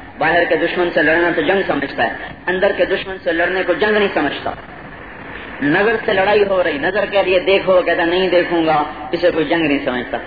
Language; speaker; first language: Urdu; non-native, local second language; Punjabi